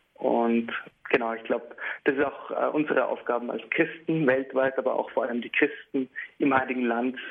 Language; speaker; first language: German; early bilingual, heritage; German